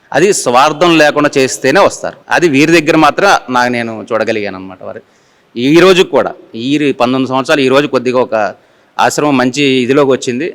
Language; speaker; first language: Telugu; native; Telugu